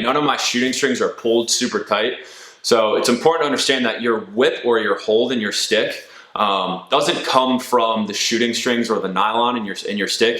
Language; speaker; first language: English; native; English